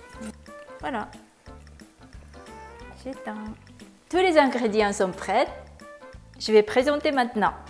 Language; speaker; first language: French; non-native, fluent; Japanese